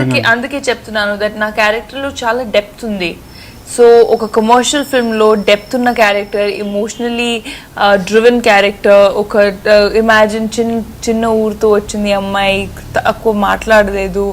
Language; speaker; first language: Telugu; non-native, fluent; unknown